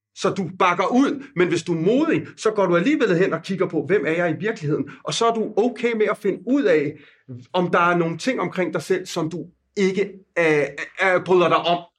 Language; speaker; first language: Danish; non-native, fluent; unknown